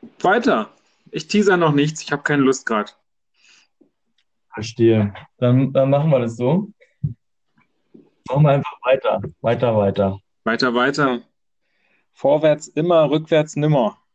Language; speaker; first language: German; native; German